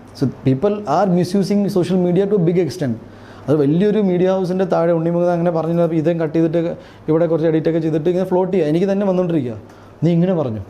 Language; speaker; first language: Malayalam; early bilingual, heritage; Malayalam